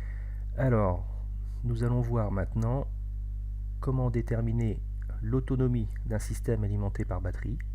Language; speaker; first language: French; native; French